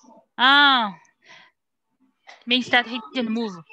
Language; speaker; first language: English; non-native, learner; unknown